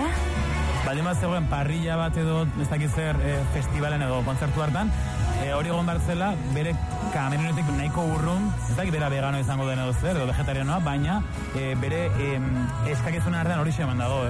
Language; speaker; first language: Basque; native; Basque